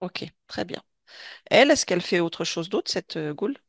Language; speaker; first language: French; native; French